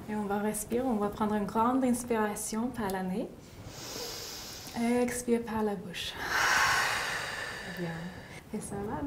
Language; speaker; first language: French; non-native, learner; English